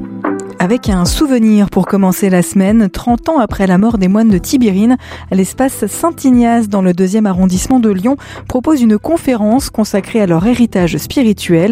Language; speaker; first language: French; native; French